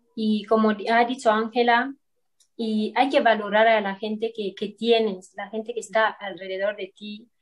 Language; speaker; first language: Spanish; non-native, local second language; Fang